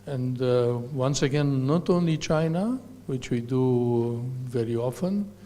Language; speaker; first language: English; non-native, fluent; Romanian